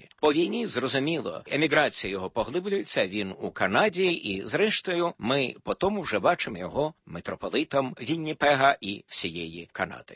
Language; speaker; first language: Ukrainian; native; Ukrainian